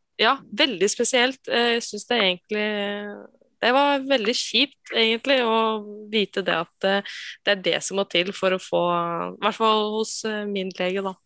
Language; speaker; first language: Norwegian; native; Norwegian